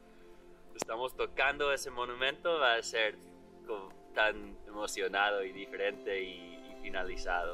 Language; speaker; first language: Spanish; early bilingual, heritage; English